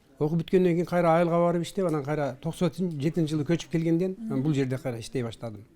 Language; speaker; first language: Kyrgyz; early bilingual, heritage; Kyrgyz